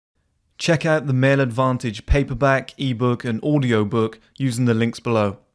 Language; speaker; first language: English; native; English